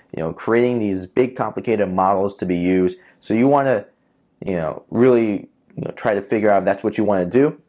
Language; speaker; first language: English; native; English